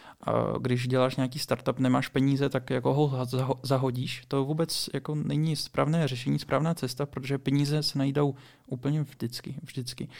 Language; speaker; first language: Czech; early bilingual, other home language; Russian